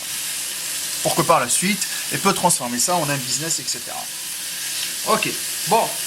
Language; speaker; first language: French; native; French